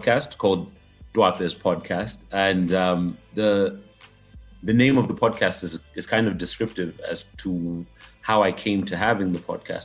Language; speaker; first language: English; non-native, local second language; Nyanja